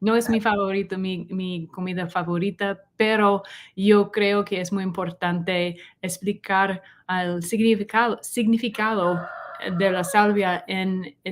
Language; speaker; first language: Spanish; non-native, learner; English